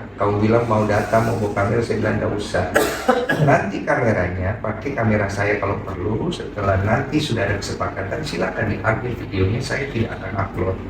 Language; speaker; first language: Indonesian; native; Indonesian